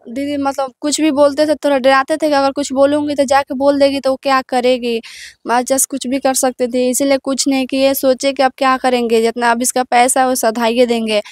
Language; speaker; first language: Hindi; native; Hindi